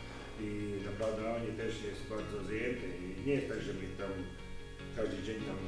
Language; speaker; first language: Polish; non-native, learner; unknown